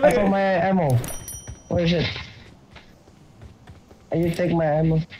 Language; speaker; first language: English; non-native, learner; Indonesian